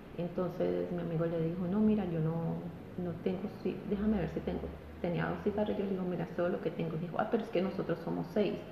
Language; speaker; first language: Spanish; native; Spanish